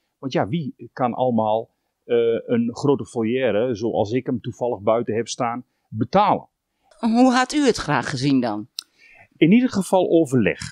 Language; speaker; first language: Dutch; native; Dutch